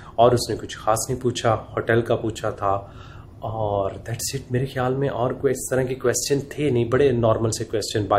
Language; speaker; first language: Hindi; native; Hindi